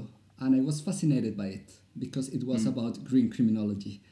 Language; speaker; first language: English; non-native, fluent; Spanish